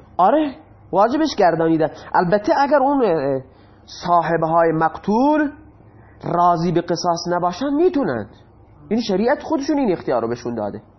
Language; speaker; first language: Persian; non-native, local second language; Baluchi